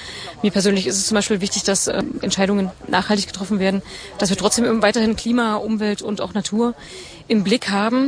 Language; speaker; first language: German; native; German